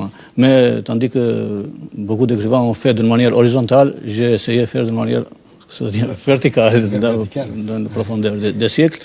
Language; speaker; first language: French; non-native, fluent; Albanian